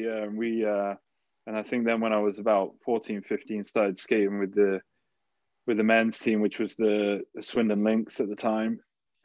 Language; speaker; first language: English; native; English